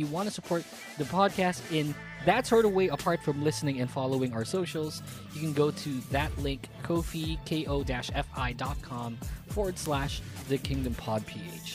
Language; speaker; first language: English; non-native, local second language; Filipino